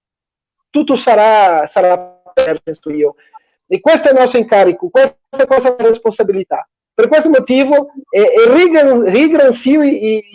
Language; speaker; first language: Italian; non-native, fluent; Portuguese